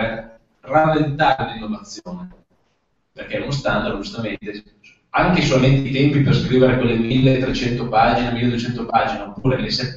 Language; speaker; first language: Italian; native; Italian